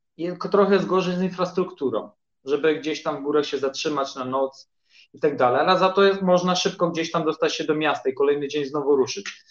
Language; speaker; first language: Polish; early bilingual, heritage; Polish